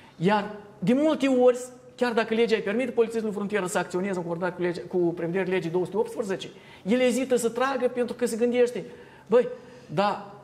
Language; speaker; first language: Romanian; native; Romanian